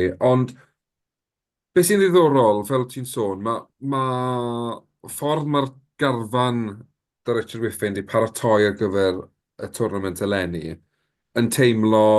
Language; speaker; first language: Welsh; native; Welsh